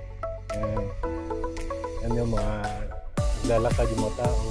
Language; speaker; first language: Filipino; non-native, local second language; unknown